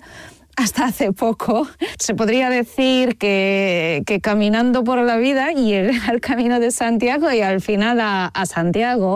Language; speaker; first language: Spanish; non-native, fluent; Polish